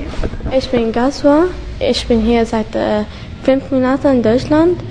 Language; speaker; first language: German; non-native, learner; Arabic